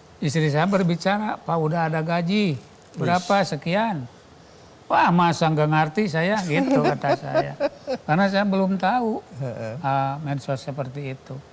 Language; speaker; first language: Indonesian; non-native, local second language; Sundanese